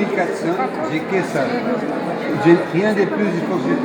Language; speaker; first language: French; non-native, fluent; Portuguese